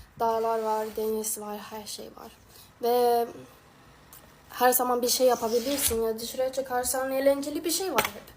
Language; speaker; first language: Turkish; non-native, fluent; Swedish